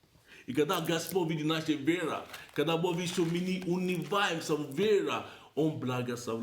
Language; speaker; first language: Russian; non-native, learner; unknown